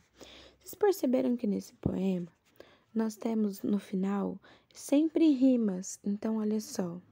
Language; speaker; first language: Portuguese; native; Portuguese